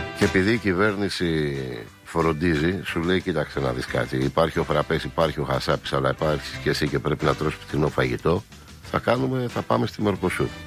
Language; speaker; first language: Greek; native; Greek